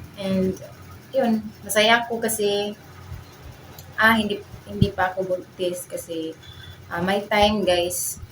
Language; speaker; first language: Filipino; non-native, local second language; Cebuano